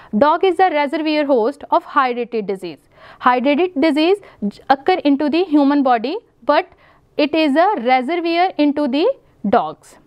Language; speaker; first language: English; non-native, local second language; Punjabi